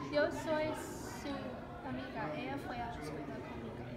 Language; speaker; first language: Spanish; non-native, learner; English